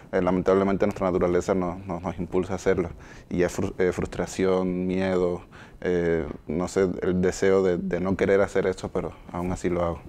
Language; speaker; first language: Spanish; native; Spanish